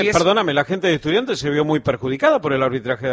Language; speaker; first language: Spanish; native; Spanish